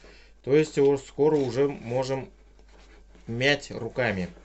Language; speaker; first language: Russian; native; Russian